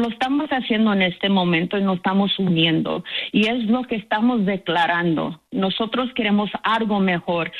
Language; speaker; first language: Spanish; early bilingual, heritage; Spanish